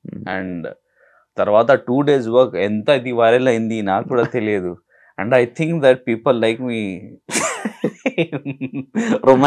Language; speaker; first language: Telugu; non-native, learner; Hindi